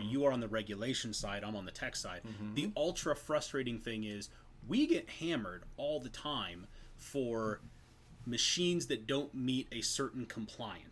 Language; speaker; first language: English; native; English